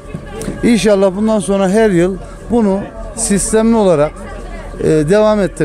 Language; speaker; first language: Turkish; native; Turkish